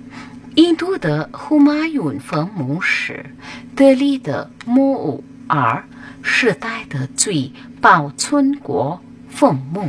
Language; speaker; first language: Chinese; non-native, learner; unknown